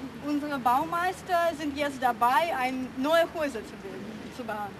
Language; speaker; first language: German; non-native, fluent; Russian